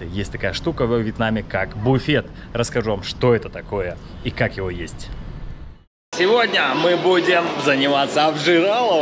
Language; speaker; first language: Russian; native; Russian